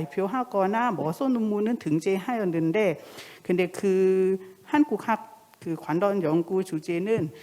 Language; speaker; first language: Korean; non-native, fluent; Thai